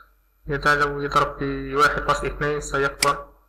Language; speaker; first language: Arabic; native; Arabic